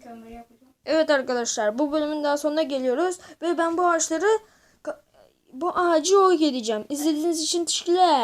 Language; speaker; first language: Turkish; native; Turkish